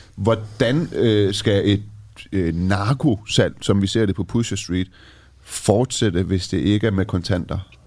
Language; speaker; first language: Danish; early bilingual, other home language; Persian